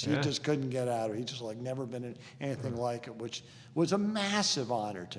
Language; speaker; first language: English; native; English